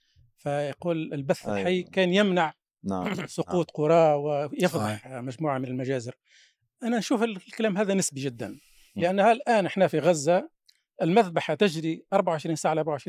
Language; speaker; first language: Arabic; native; Arabic